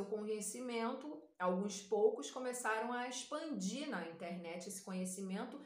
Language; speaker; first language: Portuguese; native; Portuguese